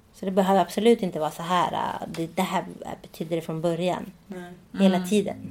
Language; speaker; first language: Swedish; early bilingual, other home language; Spanish